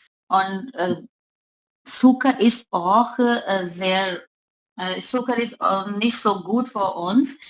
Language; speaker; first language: German; non-native, learner; Urdu